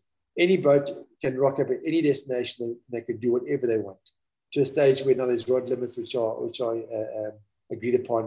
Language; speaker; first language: English; native; English